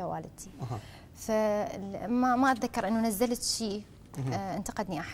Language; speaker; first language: Arabic; native; Arabic